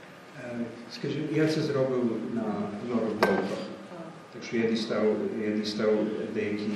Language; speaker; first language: Ukrainian; early bilingual, heritage; Ukrainian